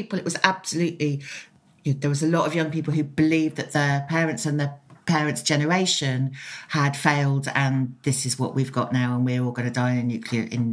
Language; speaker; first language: English; native; English